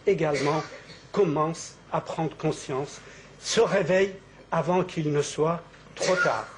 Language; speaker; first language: French; native; French